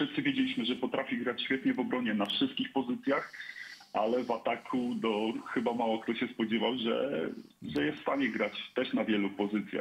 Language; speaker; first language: Polish; native; Polish